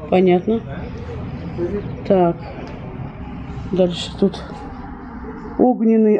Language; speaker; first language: Russian; native; Russian